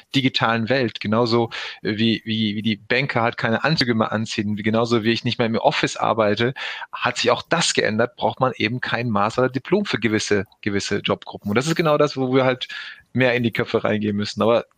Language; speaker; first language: German; early bilingual, other home language; Turkish